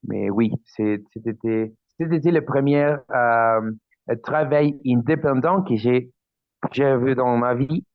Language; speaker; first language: French; non-native, learner; Spanish